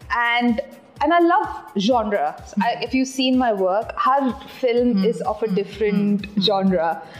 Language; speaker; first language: English; non-native, local second language; Tamil